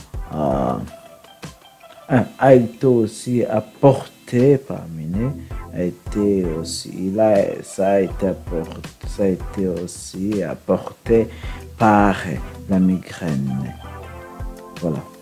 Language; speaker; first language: French; non-native, learner; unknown